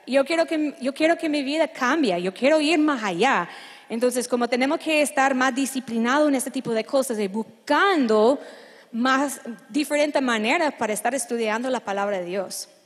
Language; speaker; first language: Spanish; non-native, fluent; English